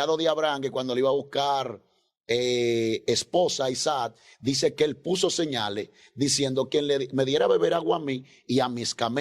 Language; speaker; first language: Spanish; native; Spanish